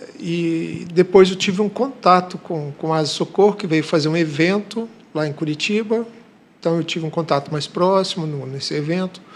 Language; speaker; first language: Portuguese; native; Portuguese